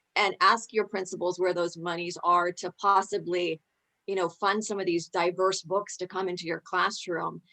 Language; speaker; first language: English; early bilingual, other home language; Spanish